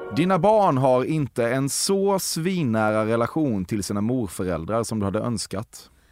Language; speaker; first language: Swedish; native; Swedish